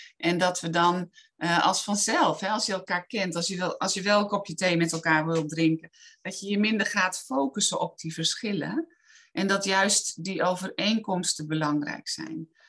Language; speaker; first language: Dutch; native; Dutch